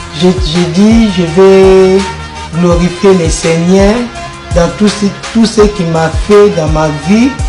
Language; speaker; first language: French; non-native, local second language; Lingala